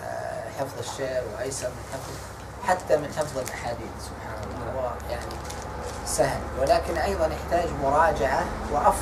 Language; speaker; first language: Arabic; native; Arabic